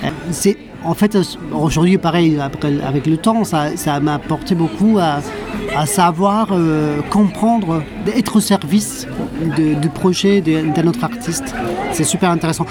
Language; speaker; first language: French; non-native, fluent; Spanish